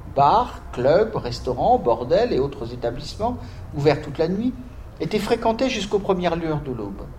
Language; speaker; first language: French; native; French